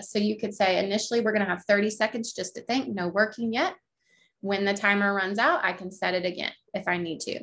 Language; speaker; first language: English; native; English